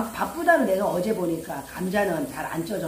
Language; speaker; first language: Korean; native; Korean